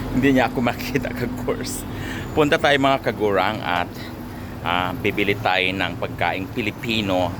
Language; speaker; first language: Filipino; non-native, local second language; Cebuano